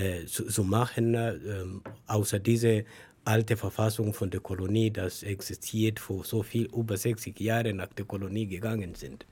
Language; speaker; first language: German; non-native, learner; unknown